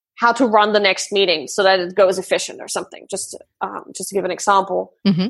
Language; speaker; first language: English; non-native, fluent; German